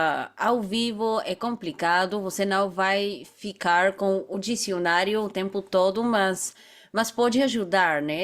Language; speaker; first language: Portuguese; non-native, fluent; Bulgarian